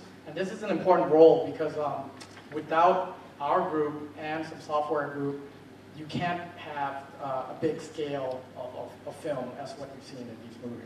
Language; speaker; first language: English; non-native, fluent; Thai